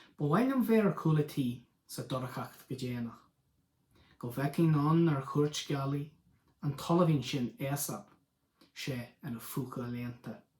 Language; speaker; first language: Irish; non-native, local second language; English